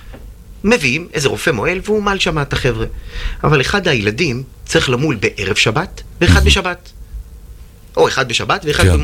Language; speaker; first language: Hebrew; native; Hebrew